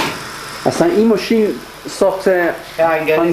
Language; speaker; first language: Persian; non-native, learner; English